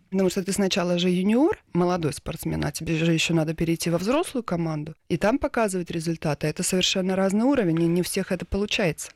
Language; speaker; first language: Russian; native; Russian